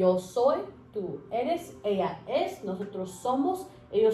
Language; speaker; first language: Spanish; early bilingual, heritage; Spanish